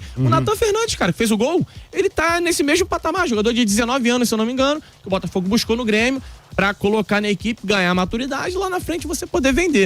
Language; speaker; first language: Portuguese; native; Portuguese